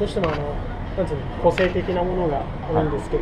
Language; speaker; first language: Japanese; native; Japanese